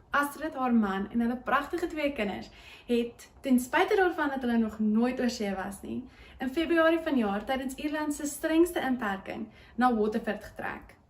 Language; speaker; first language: Afrikaans; native; Afrikaans